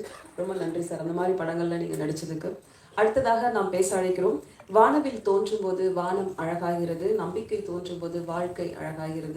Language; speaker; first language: Tamil; native; Tamil